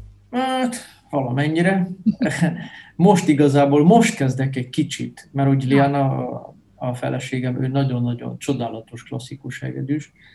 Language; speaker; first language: Hungarian; non-native, fluent; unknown